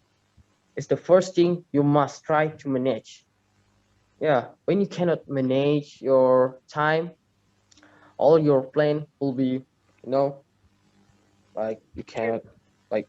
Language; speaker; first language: English; non-native, learner; Indonesian